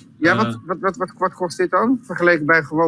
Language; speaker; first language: Dutch; native; Dutch